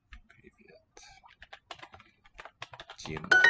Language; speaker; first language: Russian; non-native, learner; English